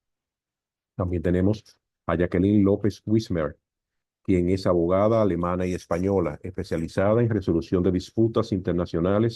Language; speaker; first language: Spanish; native; Spanish